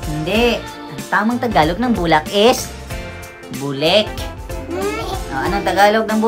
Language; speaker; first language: Filipino; non-native, local second language; Cebuano